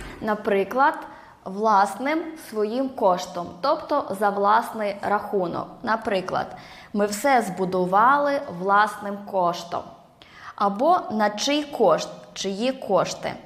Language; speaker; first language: Ukrainian; native; Ukrainian